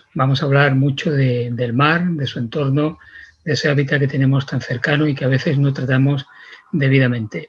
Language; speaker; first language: Spanish; native; Spanish